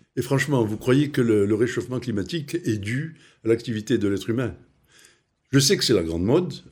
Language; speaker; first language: French; native; French